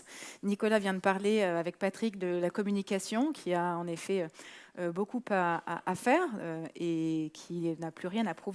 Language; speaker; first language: French; native; French